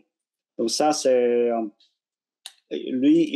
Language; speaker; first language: French; non-native, fluent; Vietnamese